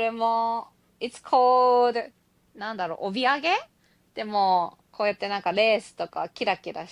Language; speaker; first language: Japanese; native; Japanese